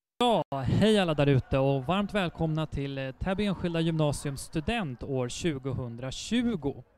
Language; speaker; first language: Swedish; native; Swedish